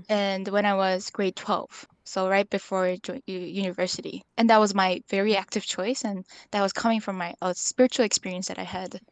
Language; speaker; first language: English; early bilingual, other home language; Korean